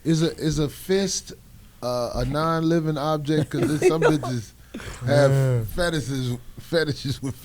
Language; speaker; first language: English; native; English